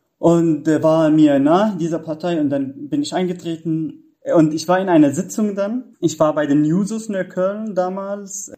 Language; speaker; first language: German; non-native, fluent; Arabic